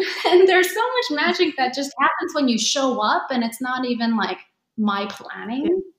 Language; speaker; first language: English; early bilingual, other home language; Japanese